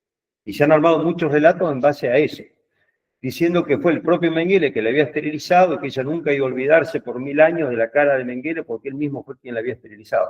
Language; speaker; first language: Spanish; native; Spanish